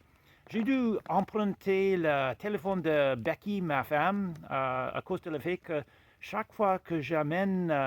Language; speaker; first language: French; non-native, fluent; English